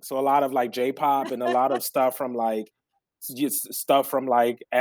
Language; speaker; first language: English; early bilingual, other home language; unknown